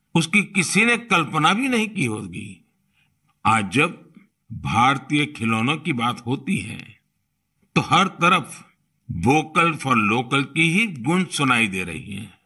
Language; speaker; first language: Hindi; non-native, local second language; Gujarati